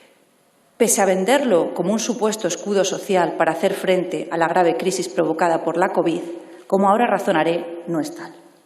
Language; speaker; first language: Spanish; native; Spanish